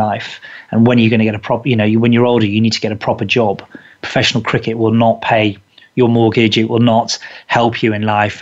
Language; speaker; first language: English; native; English